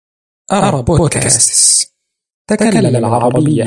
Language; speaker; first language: Arabic; non-native, fluent; Indonesian